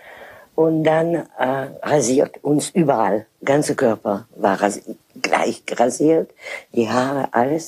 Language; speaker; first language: German; non-native, fluent; French